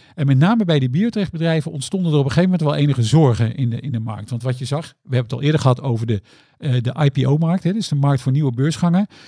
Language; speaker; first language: Dutch; native; Dutch